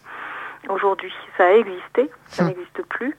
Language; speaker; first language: French; native; French